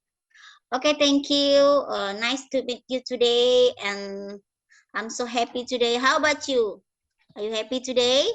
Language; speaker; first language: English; non-native, learner; Indonesian